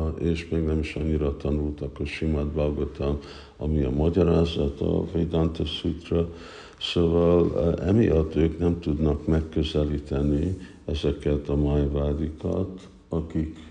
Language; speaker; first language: Hungarian; early bilingual, heritage; Hungarian